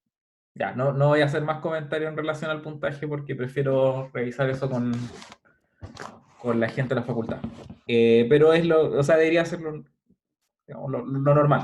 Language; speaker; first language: Spanish; native; Spanish